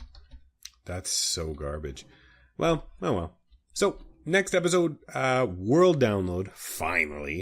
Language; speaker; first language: English; native; English